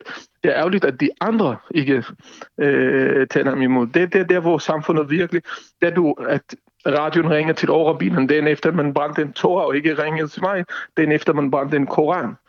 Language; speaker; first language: Danish; non-native, fluent; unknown